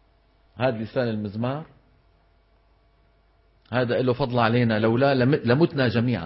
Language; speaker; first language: Arabic; native; Arabic